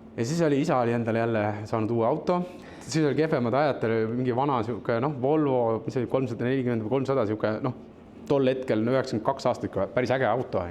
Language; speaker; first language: Estonian; native; Estonian